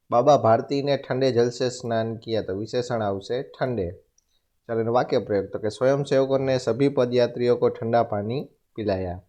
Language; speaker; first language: Hindi; non-native, local second language; Gujarati